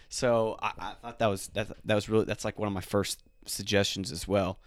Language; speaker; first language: English; native; English